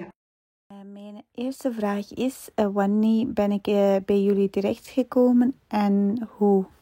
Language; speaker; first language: Dutch; non-native, fluent; Tibetan